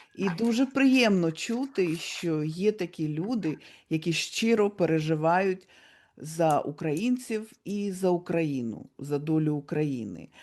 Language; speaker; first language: Ukrainian; native; Ukrainian